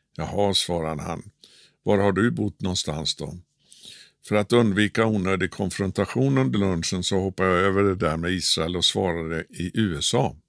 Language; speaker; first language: Swedish; native; Swedish